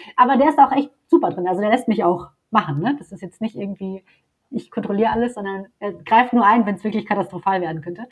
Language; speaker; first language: German; native; German